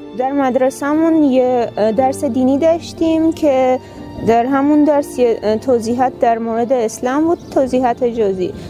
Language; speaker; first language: Persian; non-native, fluent; Armenian